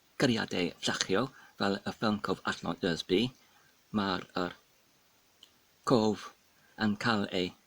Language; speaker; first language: Welsh; non-native, fluent; English